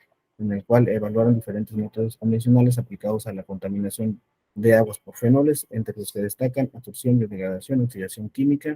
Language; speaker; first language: Spanish; native; Spanish